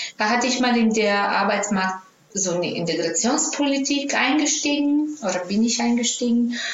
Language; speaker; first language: German; non-native, fluent; Greek